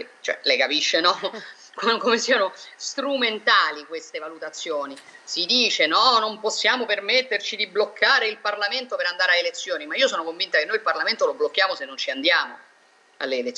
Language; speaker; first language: Italian; native; Italian